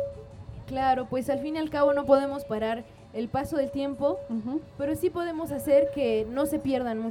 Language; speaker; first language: Spanish; native; Spanish